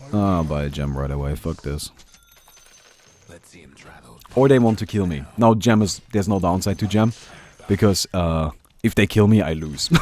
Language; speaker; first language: English; non-native, fluent; German